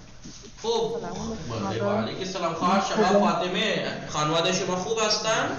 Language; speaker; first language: Persian; non-native, fluent; Urdu